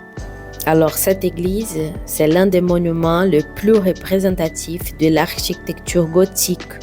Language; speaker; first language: French; non-native, fluent; Portuguese